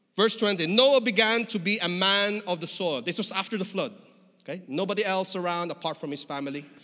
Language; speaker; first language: English; non-native, local second language; Filipino